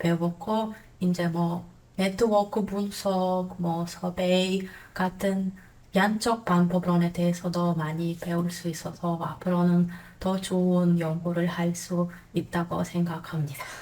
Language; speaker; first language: Korean; non-native, fluent; Croatian